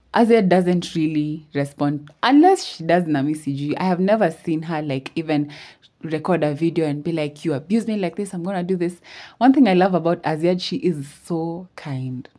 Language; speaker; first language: English; non-native, local second language; Swahili